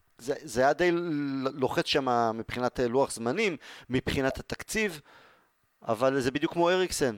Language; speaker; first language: Hebrew; native; Hebrew